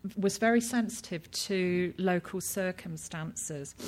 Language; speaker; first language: English; native; English